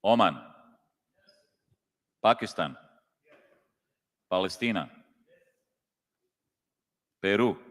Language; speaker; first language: English; non-native, fluent; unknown